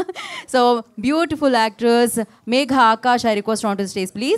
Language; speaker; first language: Telugu; native; Telugu